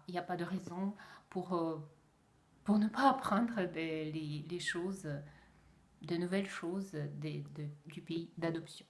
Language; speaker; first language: French; non-native, fluent; Russian